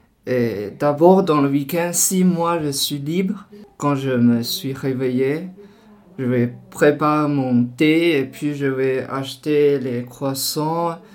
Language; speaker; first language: French; non-native, learner; Chinese